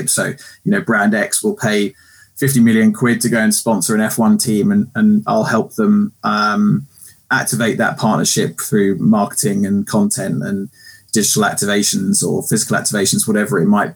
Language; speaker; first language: English; native; English